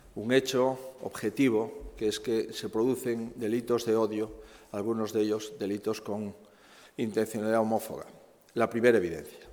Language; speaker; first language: Spanish; native; Spanish